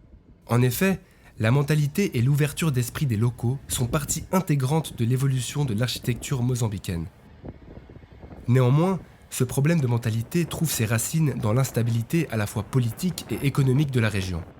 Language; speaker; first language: French; native; French